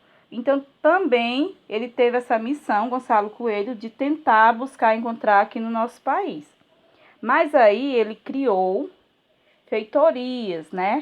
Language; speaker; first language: Portuguese; native; Portuguese